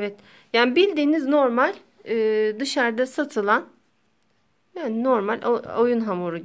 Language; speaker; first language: Turkish; native; Turkish